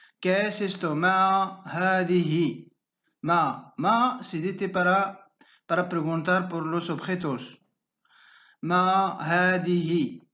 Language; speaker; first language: Spanish; non-native, fluent; Arabic